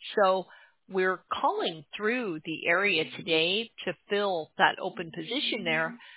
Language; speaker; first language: English; native; English